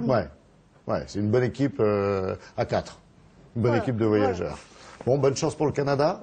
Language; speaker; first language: French; native; French